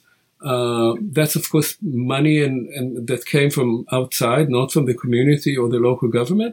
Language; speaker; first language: English; non-native, fluent; Hebrew